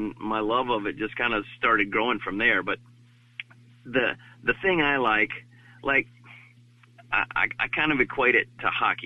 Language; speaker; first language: English; native; English